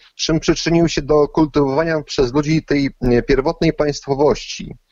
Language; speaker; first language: Polish; native; Polish